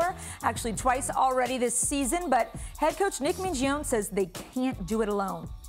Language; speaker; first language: English; native; English